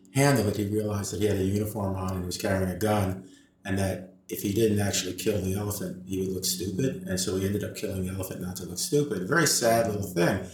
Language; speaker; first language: English; native; English